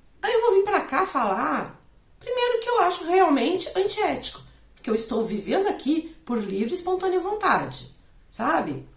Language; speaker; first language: Portuguese; native; Portuguese